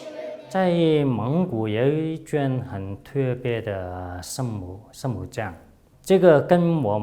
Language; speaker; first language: Chinese; non-native, local second language; Cantonese